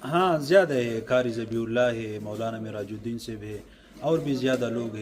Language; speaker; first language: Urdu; non-native, local second language; Pashto